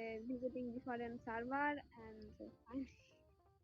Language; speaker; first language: English; non-native, learner; Bangla